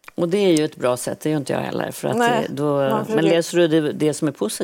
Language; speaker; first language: Swedish; native; Swedish